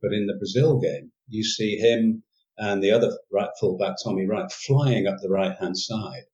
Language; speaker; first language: English; native; English